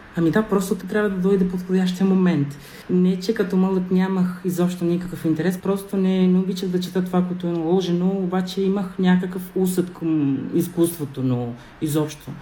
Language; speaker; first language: Bulgarian; non-native, fluent; Spanish